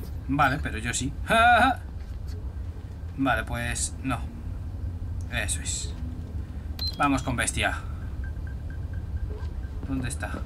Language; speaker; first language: Spanish; native; Spanish